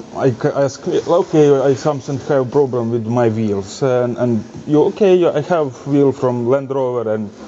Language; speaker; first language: English; non-native, learner; Ukrainian